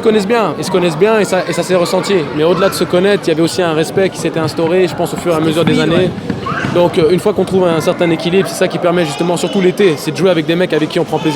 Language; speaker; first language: French; native; French